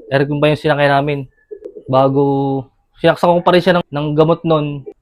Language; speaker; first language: Filipino; native; Filipino